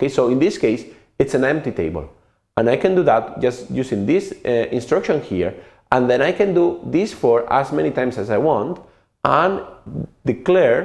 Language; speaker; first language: English; non-native, fluent; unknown